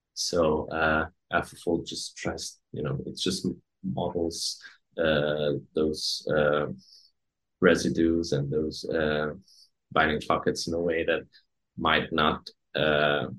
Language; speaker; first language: English; non-native, fluent; Hungarian